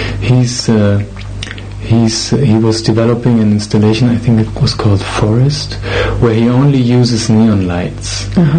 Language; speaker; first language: English; non-native, fluent; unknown